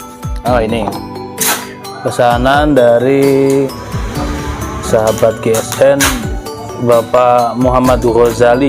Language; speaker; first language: Indonesian; native; Indonesian